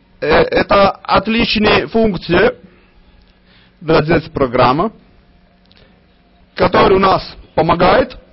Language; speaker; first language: Russian; non-native, learner; Italian